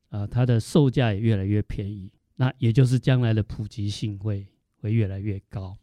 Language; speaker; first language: Chinese; native; Chinese